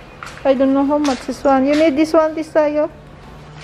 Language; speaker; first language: English; non-native, learner; Filipino